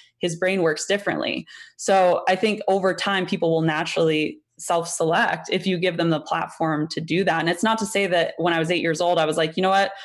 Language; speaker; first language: English; native; English